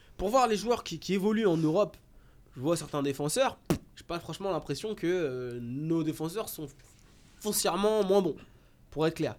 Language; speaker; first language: French; native; French